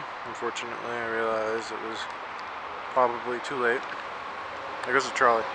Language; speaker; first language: English; native; English